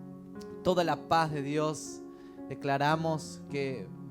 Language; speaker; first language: Spanish; native; Spanish